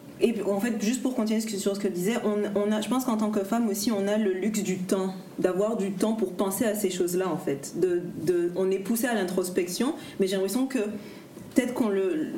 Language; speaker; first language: French; native; French